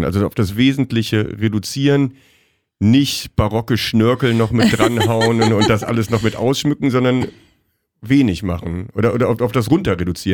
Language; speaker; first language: German; native; German